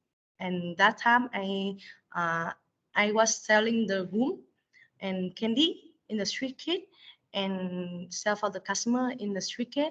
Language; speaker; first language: English; non-native, learner; Vietnamese